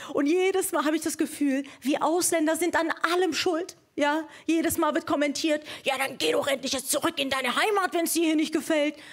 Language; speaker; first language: German; early bilingual, other home language; Persian